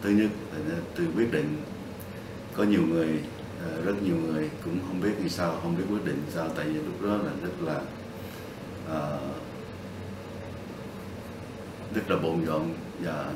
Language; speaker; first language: Vietnamese; non-native, local second language; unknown